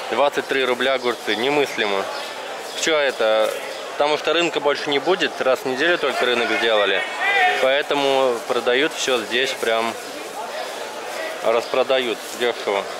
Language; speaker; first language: Russian; native; Russian